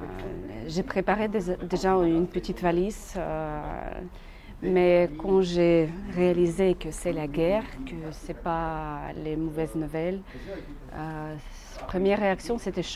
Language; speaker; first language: French; non-native, learner; Russian